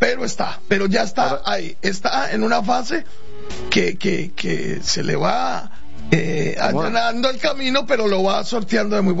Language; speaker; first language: Spanish; native; Spanish